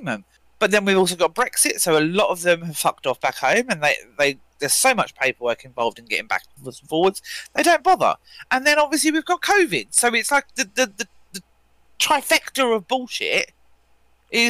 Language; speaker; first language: English; native; English